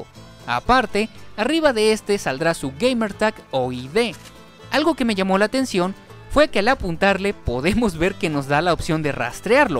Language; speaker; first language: Spanish; native; Spanish